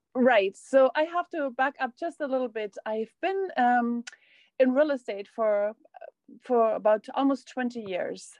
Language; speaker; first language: English; non-native, fluent; German